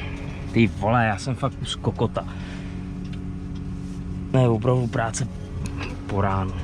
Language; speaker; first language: Czech; native; Czech